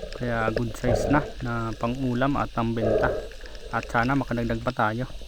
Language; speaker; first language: Filipino; non-native, local second language; Bikol